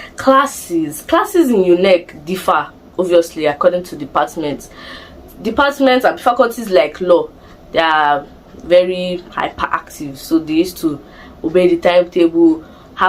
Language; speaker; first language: English; non-native, local second language; Igbo